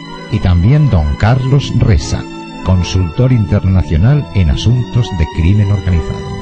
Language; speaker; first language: Spanish; native; Spanish